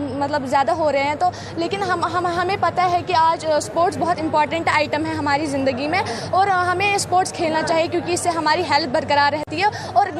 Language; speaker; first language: Urdu; non-native, local second language; Kashmiri